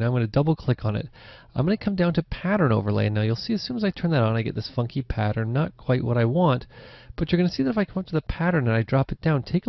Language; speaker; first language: English; native; English